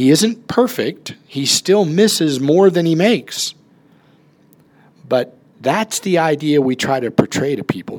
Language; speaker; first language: English; native; English